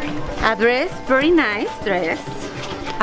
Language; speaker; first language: English; non-native, learner; Spanish